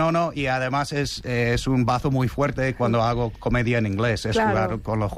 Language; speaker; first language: Spanish; non-native, fluent; English